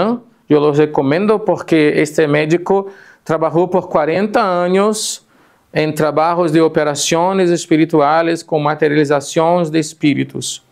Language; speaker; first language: Spanish; non-native, fluent; Portuguese